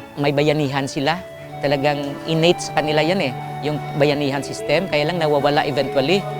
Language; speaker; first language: Filipino; non-native, local second language; Hiligaynon